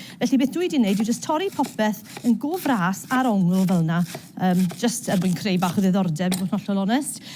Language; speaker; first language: Welsh; native; Welsh